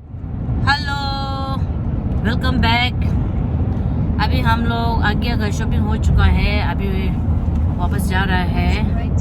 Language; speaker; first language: Hindi; non-native, local second language; Tibetan